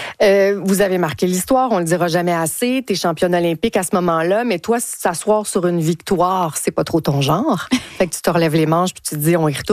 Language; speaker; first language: French; native; French